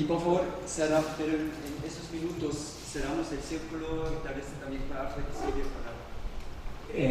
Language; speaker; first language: Spanish; non-native, fluent; German